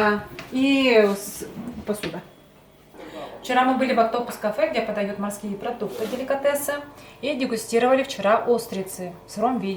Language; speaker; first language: Russian; native; Russian